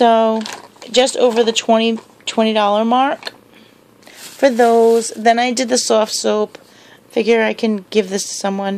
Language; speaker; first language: English; native; English